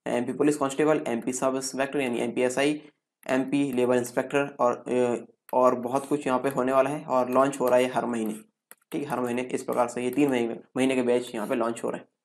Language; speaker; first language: Hindi; native; Hindi